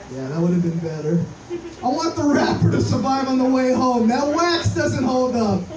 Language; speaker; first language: English; native; English